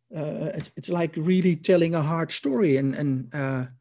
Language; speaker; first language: English; non-native, learner; Dutch